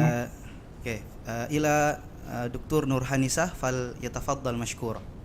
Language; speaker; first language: Arabic; non-native, local second language; Indonesian